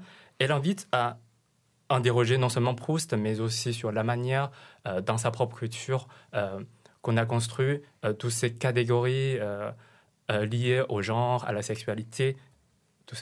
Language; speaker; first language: French; non-native, fluent; Chinese